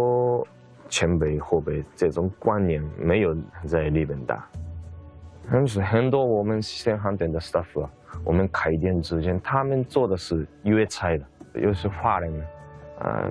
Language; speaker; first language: Chinese; non-native, fluent; Japanese